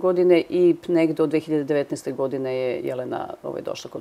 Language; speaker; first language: Serbian; native; Serbian